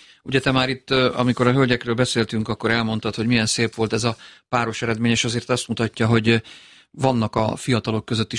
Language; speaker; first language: Hungarian; native; Hungarian